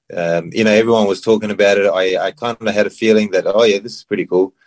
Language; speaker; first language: English; early bilingual, other home language; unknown